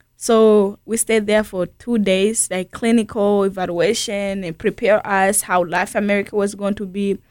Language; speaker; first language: English; early bilingual, other home language; Rundi